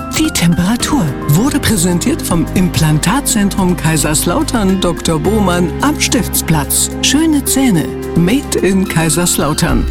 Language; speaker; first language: German; native; German